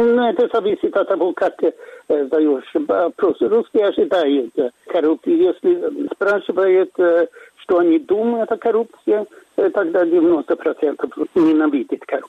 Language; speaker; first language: Russian; non-native, fluent; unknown